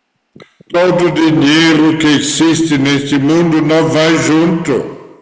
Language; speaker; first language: Portuguese; non-native, fluent; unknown